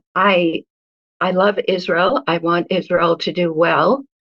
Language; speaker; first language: English; early bilingual, other home language; Hebrew